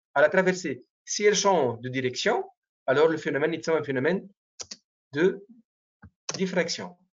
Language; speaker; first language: French; non-native, local second language; Arabic